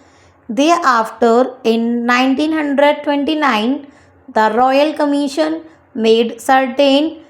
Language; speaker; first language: English; non-native, local second language; Hindi